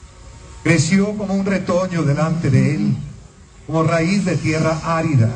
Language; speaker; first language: Spanish; native; Spanish